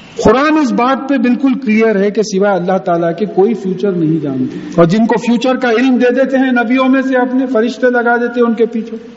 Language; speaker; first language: Urdu; native; Urdu